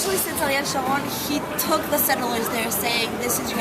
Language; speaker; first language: English; non-native, fluent; Hebrew